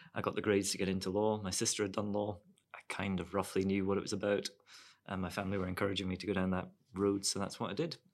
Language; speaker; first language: English; native; English